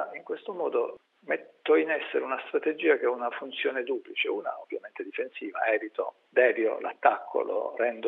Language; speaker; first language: Italian; native; Italian